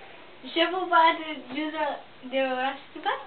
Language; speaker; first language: French; non-native, learner; English